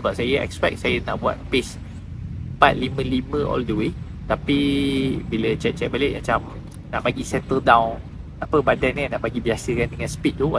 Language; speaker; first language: Malay; native; Malay